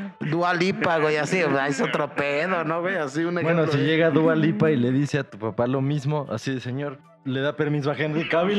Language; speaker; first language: Spanish; native; Spanish